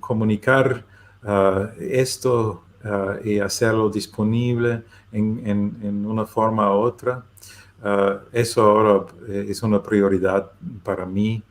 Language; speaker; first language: Spanish; non-native, learner; German